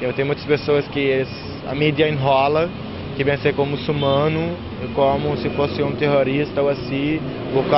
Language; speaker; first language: Portuguese; non-native, fluent; Arabic